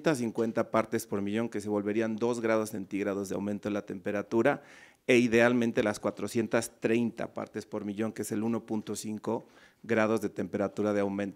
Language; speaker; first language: Spanish; native; Spanish